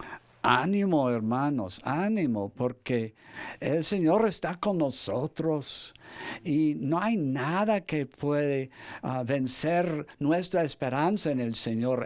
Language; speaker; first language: Spanish; non-native, fluent; English